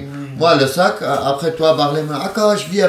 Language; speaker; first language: French; non-native, learner; Kurdish